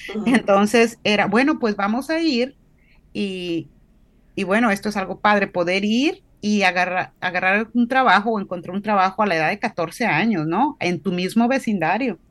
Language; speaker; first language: Spanish; native; Spanish